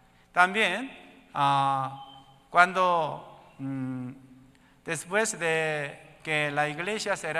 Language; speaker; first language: Spanish; non-native, learner; Korean